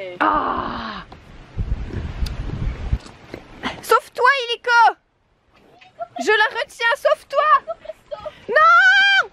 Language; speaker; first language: French; native; French